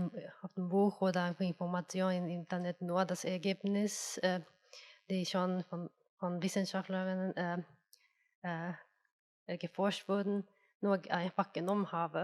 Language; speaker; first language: German; non-native, fluent; Japanese